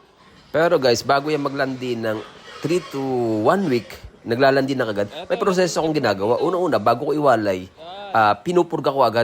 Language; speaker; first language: Filipino; native; Filipino